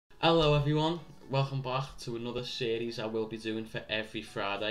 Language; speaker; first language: English; native; English